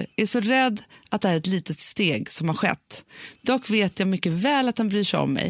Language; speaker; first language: Swedish; native; Swedish